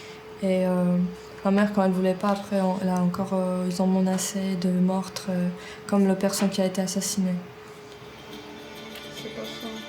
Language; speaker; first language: French; early bilingual, other home language; Georgian